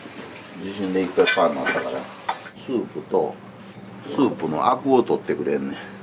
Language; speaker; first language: Japanese; native; Japanese